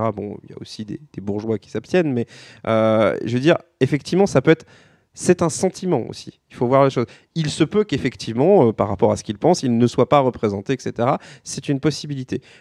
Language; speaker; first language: French; native; French